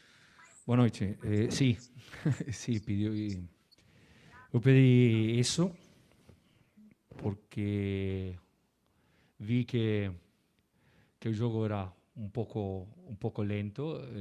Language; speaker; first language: Portuguese; non-native, learner; Spanish